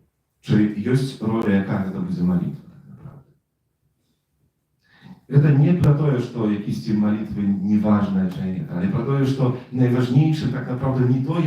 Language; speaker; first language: Polish; non-native, learner; Russian